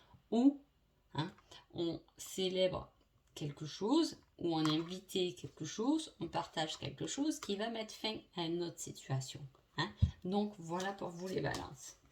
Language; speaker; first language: French; native; French